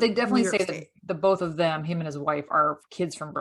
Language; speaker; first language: English; native; English